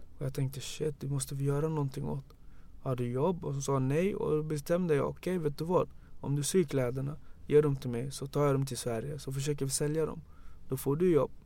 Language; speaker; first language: Swedish; early bilingual, other home language; Wolof